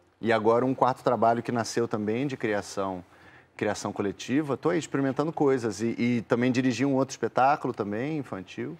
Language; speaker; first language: Portuguese; native; Portuguese